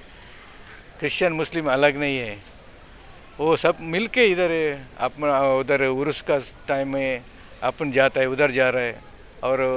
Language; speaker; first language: Hindi; non-native, local second language; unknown